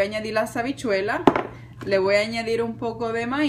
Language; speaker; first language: Spanish; native; Spanish